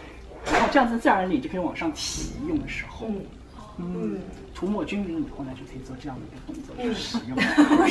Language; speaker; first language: Chinese; native; Chinese